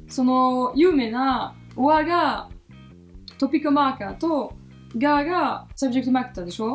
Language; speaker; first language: Japanese; non-native, fluent; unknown